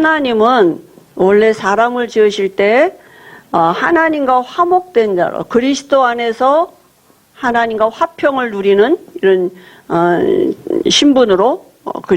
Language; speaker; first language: Korean; native; Korean